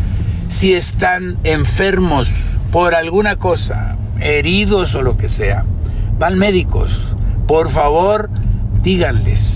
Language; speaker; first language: Spanish; native; Spanish